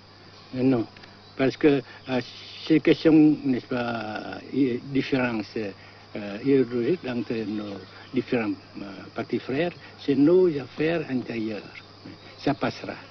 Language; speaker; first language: French; non-native, local second language; Vietnamese